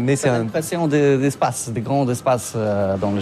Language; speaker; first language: French; non-native, learner; Polish